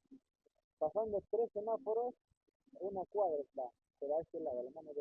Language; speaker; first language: Spanish; native; Spanish